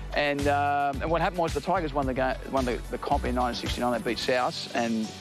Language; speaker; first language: English; native; English